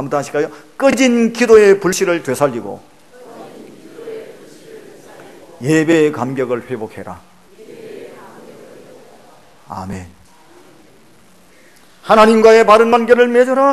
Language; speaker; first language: Korean; native; Korean